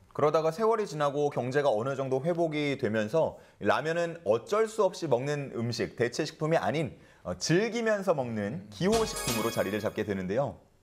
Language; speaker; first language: Korean; native; Korean